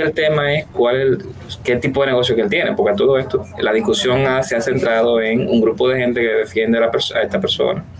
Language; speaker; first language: Spanish; native; Spanish